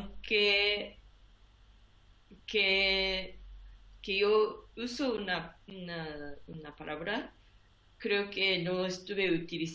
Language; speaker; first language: Spanish; non-native, learner; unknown